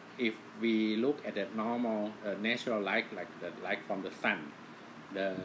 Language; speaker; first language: English; non-native, fluent; Thai